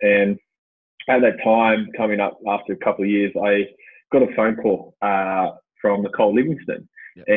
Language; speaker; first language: English; native; English